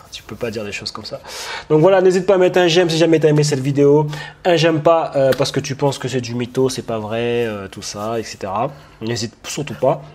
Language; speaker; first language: French; native; French